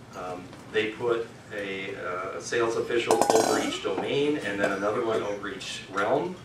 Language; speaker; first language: English; native; English